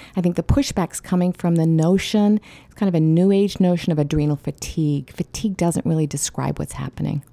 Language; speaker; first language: English; native; English